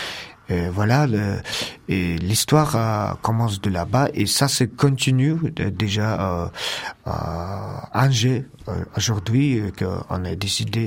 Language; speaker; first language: French; non-native, learner; Mongolian